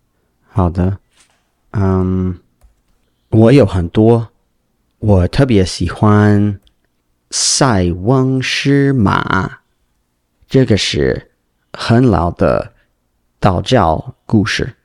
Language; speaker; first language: Chinese; non-native, learner; English